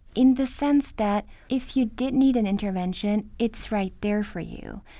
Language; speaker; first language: English; early bilingual, other home language; Norwegian